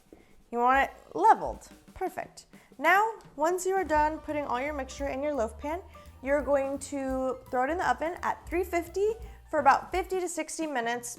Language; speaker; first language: English; native; English